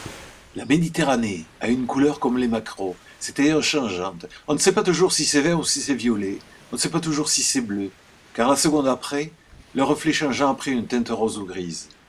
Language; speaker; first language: French; native; French